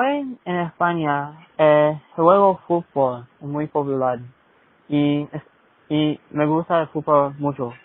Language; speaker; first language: Spanish; early bilingual, heritage; Spanish